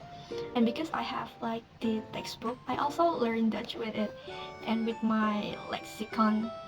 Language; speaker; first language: English; non-native, learner; Indonesian